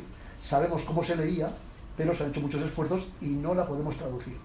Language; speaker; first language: Spanish; native; Spanish